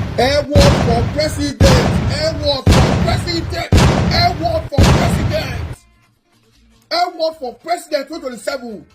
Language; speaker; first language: Nigerian Pidgin; native; Nigerian Pidgin